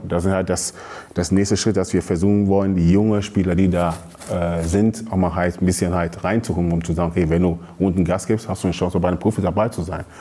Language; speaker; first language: German; early bilingual, other home language; Akan